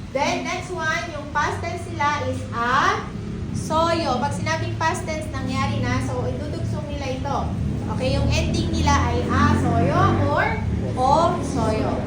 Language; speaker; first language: Filipino; native; Filipino